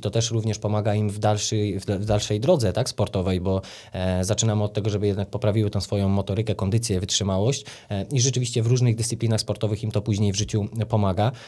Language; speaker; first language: Polish; native; Polish